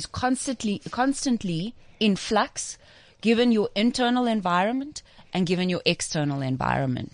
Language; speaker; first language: English; native; English